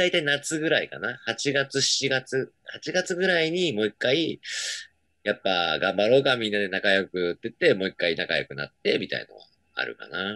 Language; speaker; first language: Japanese; native; Japanese